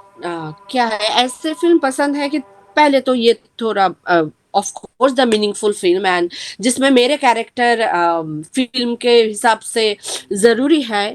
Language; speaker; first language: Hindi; non-native, learner; Bangla